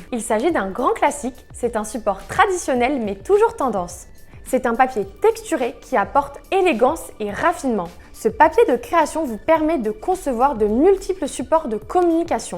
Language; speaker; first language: French; native; French